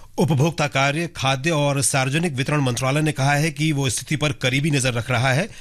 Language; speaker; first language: Hindi; native; Hindi